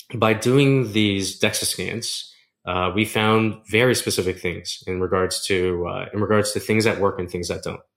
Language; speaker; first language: English; native; English